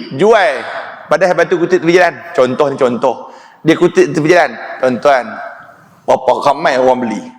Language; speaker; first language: Malay; native; Malay